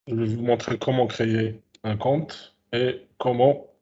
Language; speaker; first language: French; non-native, local second language; Arabic